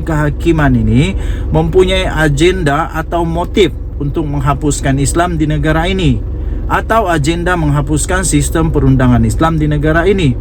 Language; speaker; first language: Malay; native; Malay